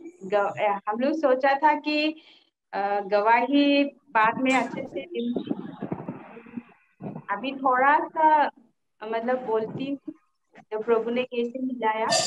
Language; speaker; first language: Hindi; non-native, local second language; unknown